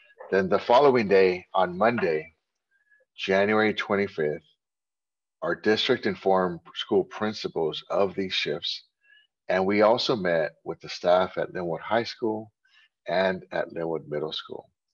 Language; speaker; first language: English; native; English